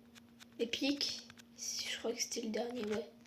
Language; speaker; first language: French; native; French